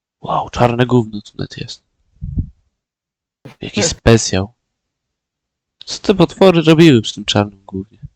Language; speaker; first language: Polish; native; Polish